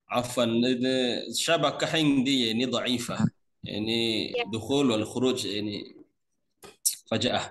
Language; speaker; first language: Arabic; non-native, learner; Indonesian